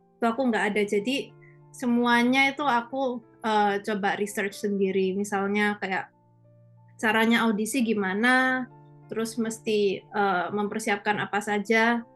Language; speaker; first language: Indonesian; native; Indonesian